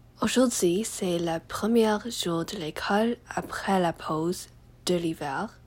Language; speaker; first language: French; non-native, learner; English